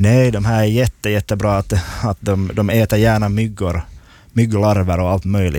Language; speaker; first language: Swedish; native; Swedish